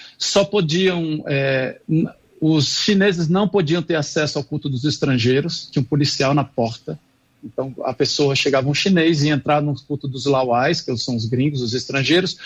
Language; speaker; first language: Portuguese; non-native, fluent; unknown